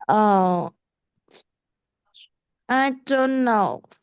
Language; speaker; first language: English; non-native, learner; Vietnamese